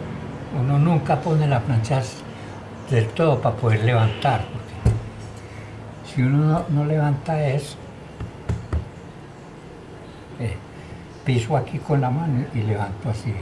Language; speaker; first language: Spanish; native; Spanish